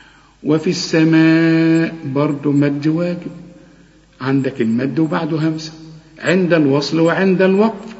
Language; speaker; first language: Arabic; native; Arabic